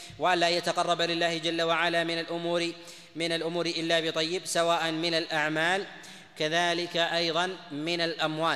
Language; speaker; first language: Arabic; native; Arabic